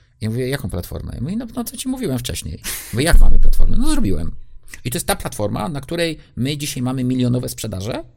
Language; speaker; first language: Polish; native; Polish